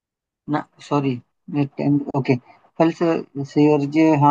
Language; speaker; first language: Arabic; non-native, learner; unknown